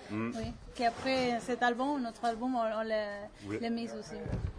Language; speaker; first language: French; non-native, learner; Spanish